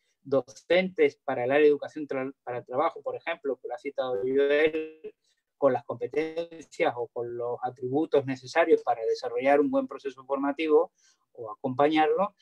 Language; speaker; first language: Spanish; native; Spanish